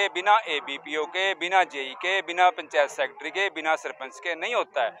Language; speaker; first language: Hindi; native; Hindi